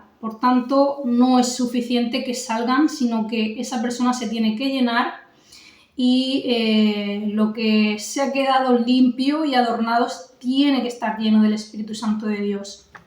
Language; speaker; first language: Spanish; native; Spanish